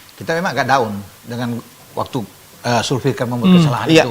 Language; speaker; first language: Indonesian; native; Indonesian